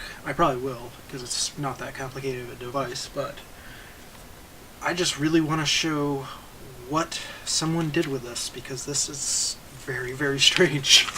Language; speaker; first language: English; native; English